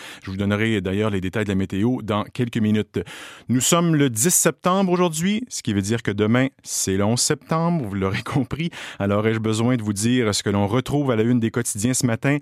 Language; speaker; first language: French; native; French